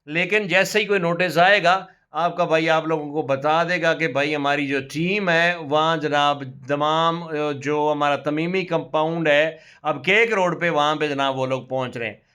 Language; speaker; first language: Urdu; non-native, local second language; Punjabi